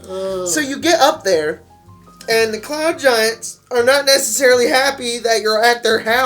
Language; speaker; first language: English; native; English